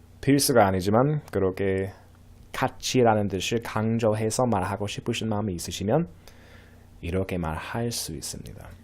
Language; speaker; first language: Korean; non-native, fluent; English